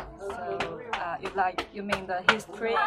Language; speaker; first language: English; non-native, learner; Chinese